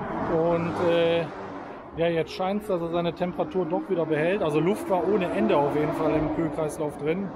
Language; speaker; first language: German; native; German